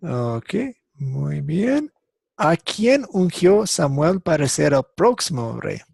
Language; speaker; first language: Spanish; non-native, fluent; English